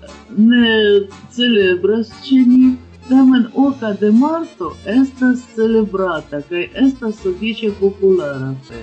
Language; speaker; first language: Spanish; non-native, learner; Ukrainian